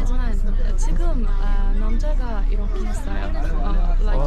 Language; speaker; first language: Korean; non-native, learner; Persian